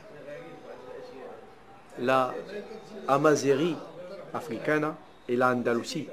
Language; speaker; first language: Spanish; non-native, fluent; Arabic